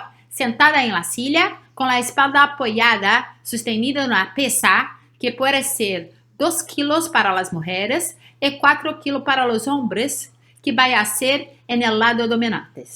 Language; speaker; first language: Spanish; non-native, learner; Portuguese